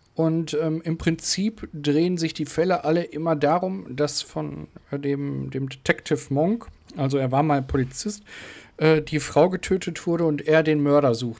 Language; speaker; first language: German; native; German